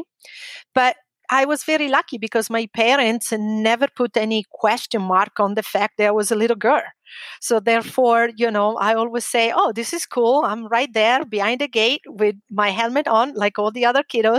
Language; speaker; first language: English; non-native, fluent; Italian